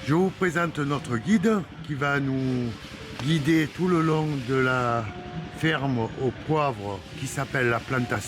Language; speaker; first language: French; native; French